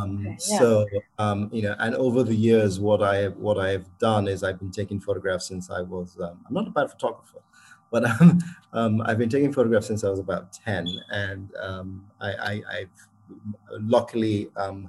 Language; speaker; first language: English; non-native, local second language; Yoruba